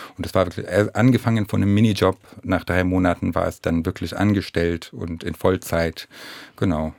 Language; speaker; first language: German; non-native, fluent; Arabic